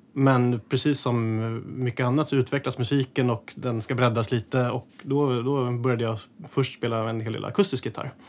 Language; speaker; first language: Swedish; native; Swedish